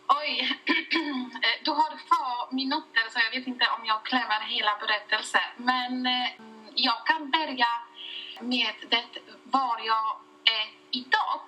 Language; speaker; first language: Swedish; non-native, fluent; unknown